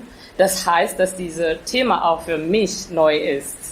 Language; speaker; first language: German; non-native, fluent; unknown